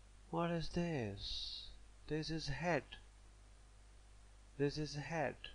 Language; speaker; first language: English; non-native, local second language; Pashto